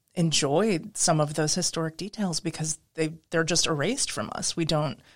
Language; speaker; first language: English; native; English